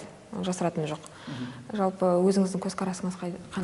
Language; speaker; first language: Kazakh; native; Kazakh